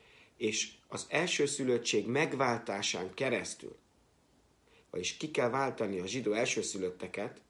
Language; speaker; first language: Hungarian; native; Hungarian